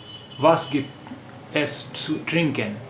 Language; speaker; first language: German; non-native, learner; Urdu